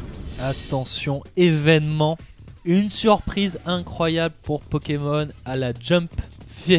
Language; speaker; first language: French; native; French